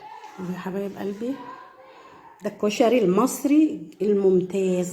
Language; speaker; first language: Arabic; native; Arabic